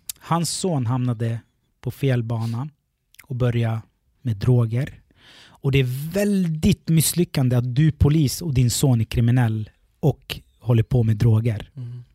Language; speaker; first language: Swedish; early bilingual, other home language; Arabic